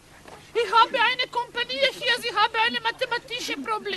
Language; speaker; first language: German; non-native, learner; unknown